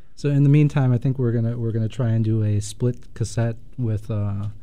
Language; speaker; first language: English; native; English